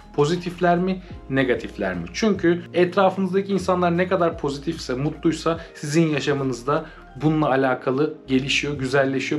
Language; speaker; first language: Turkish; native; Turkish